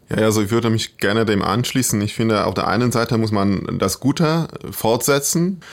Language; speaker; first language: German; non-native, fluent; Polish